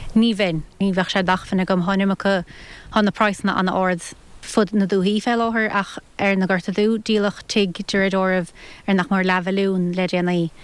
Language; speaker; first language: Irish; native; Irish